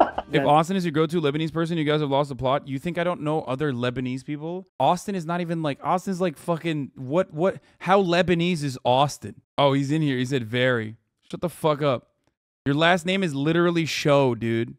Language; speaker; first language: English; early bilingual, other home language; Turkish